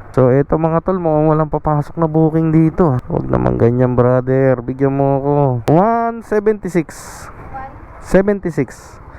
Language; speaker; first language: Filipino; native; Filipino